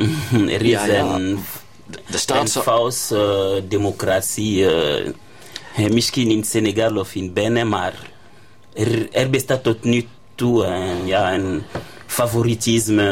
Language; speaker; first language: Dutch; non-native, learner; French